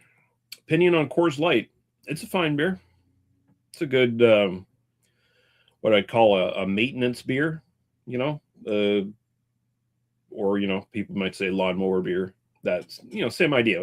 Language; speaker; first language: English; native; English